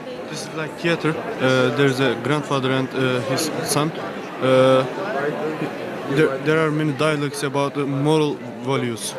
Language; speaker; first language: English; non-native, learner; Turkish